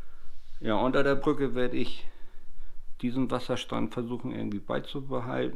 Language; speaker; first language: German; native; German